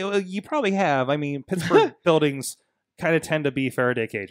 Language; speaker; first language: English; native; English